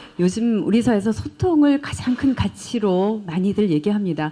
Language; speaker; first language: Korean; native; Korean